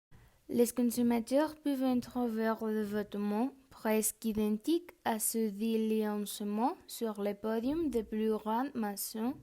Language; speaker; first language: French; non-native, fluent; Spanish